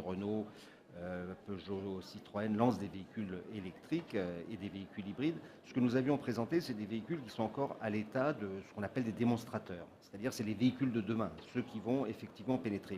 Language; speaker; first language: French; native; French